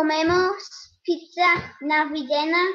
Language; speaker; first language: Spanish; non-native, learner; English